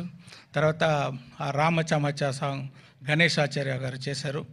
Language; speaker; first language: Telugu; non-native, fluent; Tamil